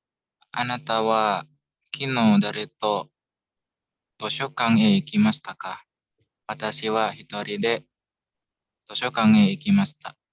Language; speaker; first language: Japanese; non-native, learner; Indonesian